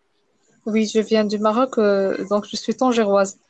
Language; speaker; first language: French; non-native, local second language; Arabic